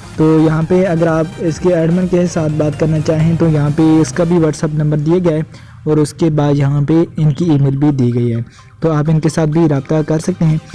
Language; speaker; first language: Urdu; non-native, local second language; Punjabi